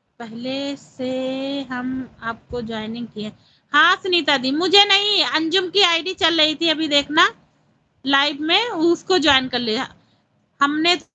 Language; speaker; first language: Hindi; native; Hindi